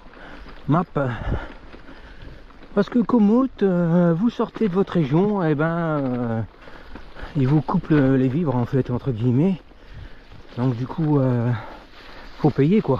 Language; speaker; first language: French; native; French